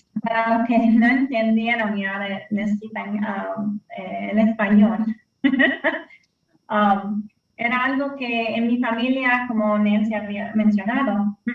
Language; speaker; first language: Spanish; early bilingual, heritage; Spanish